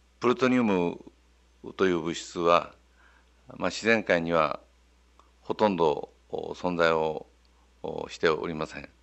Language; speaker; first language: Japanese; native; Japanese